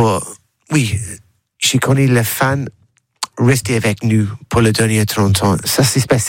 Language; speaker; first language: French; non-native, learner; English